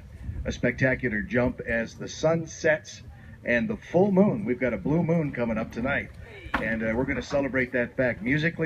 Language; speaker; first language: English; native; English